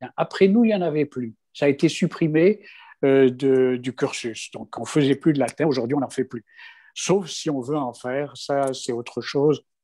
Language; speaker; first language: French; non-native, local second language; Kabyle